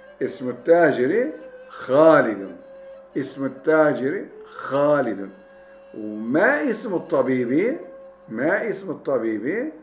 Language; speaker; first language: Arabic; non-native, fluent; Turkish